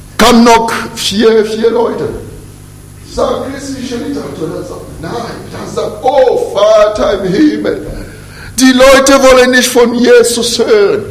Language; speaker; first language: German; non-native, fluent; French